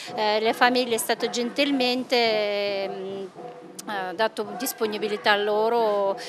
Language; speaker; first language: Italian; non-native, learner; Russian